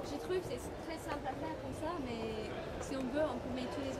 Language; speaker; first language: French; non-native, learner; English